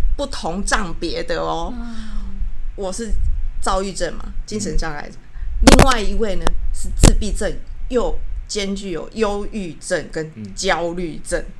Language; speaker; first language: Chinese; native; Chinese